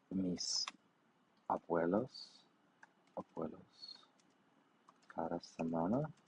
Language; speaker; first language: Spanish; non-native, learner; English